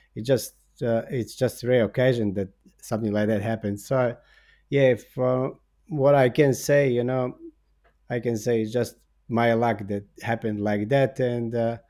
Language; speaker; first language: English; non-native, fluent; Bosnian